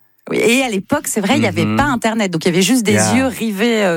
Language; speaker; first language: French; native; French